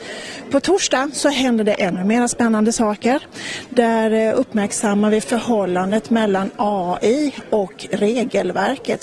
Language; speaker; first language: Swedish; native; Swedish